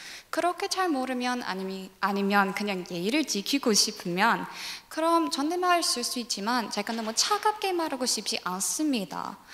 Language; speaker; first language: Korean; non-native, learner; English